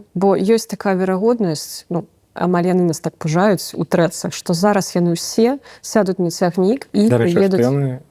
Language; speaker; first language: Belarusian; non-native, local second language; Russian